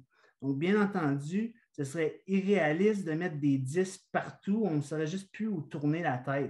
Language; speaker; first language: French; native; French